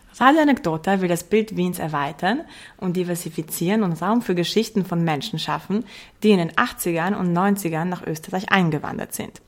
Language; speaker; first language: German; early bilingual, other home language; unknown